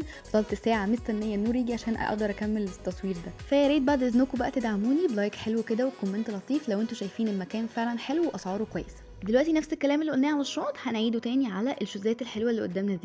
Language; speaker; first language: Arabic; native; Arabic